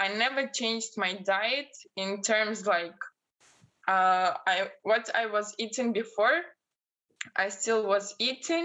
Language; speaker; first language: English; non-native, fluent; Russian